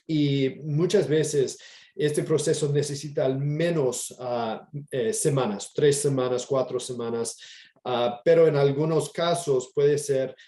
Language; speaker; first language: Spanish; non-native, fluent; English